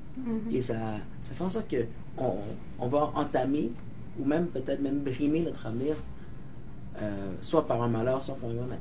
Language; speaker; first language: French; native; French